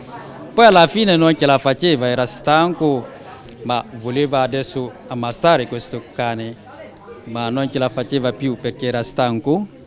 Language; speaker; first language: Italian; non-native, fluent; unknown